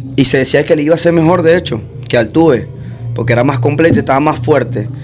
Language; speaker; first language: Spanish; native; Spanish